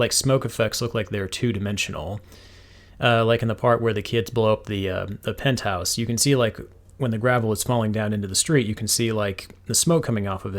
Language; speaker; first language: English; native; English